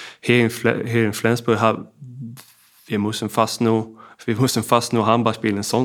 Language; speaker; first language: German; non-native, fluent; Swedish